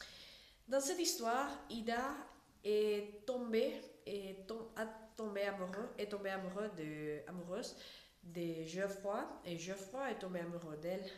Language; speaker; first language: French; non-native, learner; Spanish